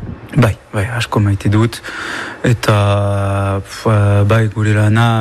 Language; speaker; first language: Basque; non-native, local second language; French